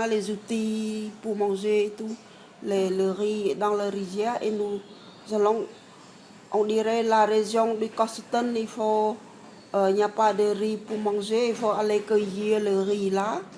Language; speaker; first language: French; non-native, learner; Khmer